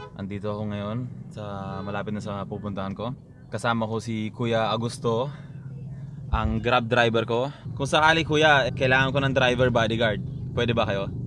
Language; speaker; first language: Filipino; native; Filipino